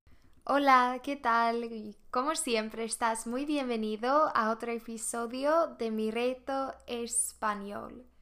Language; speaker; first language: Spanish; non-native, fluent; Swedish